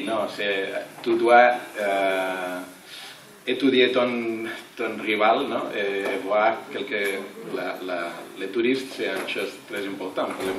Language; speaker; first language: French; non-native, learner; Catalan